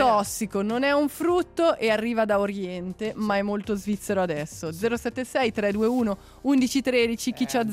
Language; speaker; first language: Italian; native; Italian